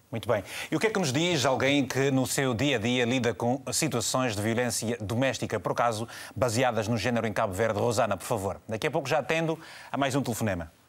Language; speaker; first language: Portuguese; native; Portuguese